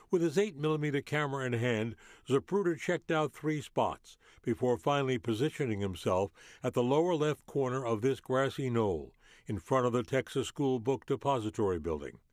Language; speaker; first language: English; native; English